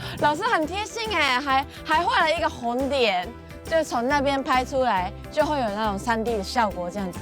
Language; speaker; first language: Chinese; non-native, fluent; Japanese